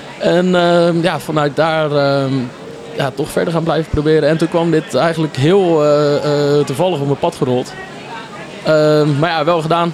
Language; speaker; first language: Dutch; native; Dutch